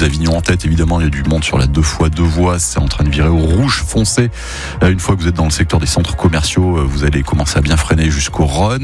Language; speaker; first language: French; native; French